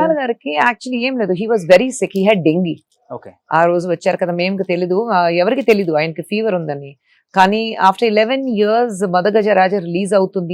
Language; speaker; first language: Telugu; non-native, fluent; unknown